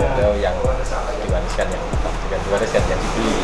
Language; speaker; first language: Indonesian; non-native, local second language; Javanese